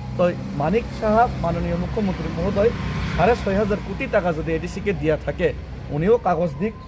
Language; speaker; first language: Bangla; non-native, local second language; Kok Borok